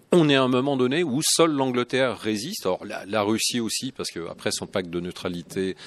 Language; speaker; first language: French; native; French